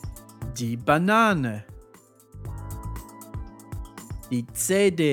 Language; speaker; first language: German; non-native, fluent; English